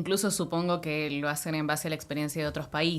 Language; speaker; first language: Spanish; native; Spanish